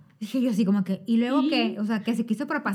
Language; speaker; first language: Spanish; native; Spanish